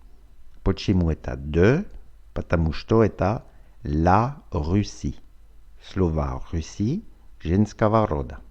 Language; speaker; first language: Russian; non-native, fluent; French